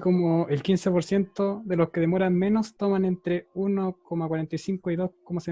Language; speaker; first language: Spanish; native; Spanish